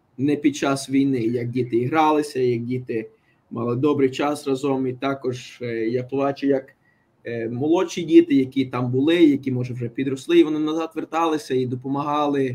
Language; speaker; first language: Ukrainian; early bilingual, heritage; Ukrainian